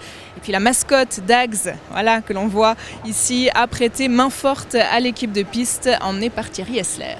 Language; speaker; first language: French; native; French